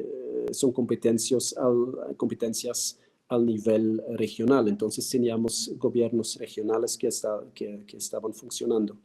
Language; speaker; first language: Spanish; non-native, fluent; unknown